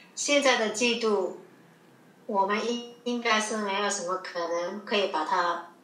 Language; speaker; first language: Chinese; non-native, local second language; Cantonese